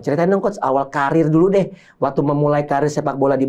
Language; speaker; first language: Indonesian; native; Indonesian